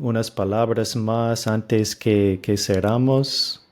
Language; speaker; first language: Spanish; non-native, fluent; English